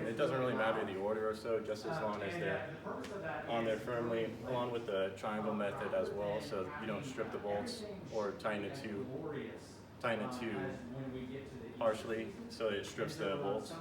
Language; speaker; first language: English; native; English